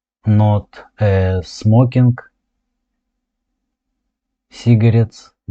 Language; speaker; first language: English; non-native, learner; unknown